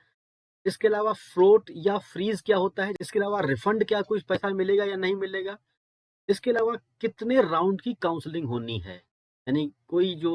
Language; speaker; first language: Hindi; native; Hindi